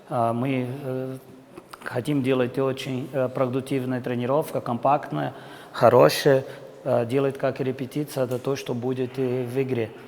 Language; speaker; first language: Russian; non-native, fluent; Portuguese